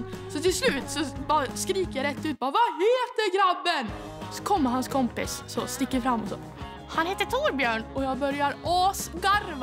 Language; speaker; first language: Swedish; native; Swedish